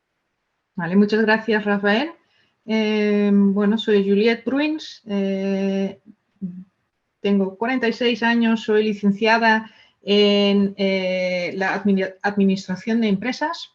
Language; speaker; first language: Spanish; non-native, fluent; Dutch